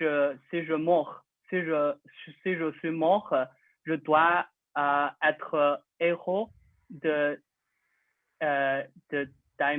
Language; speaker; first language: French; non-native, learner; Chinese